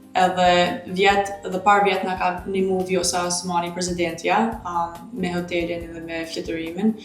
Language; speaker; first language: Albanian; early bilingual, heritage; Albanian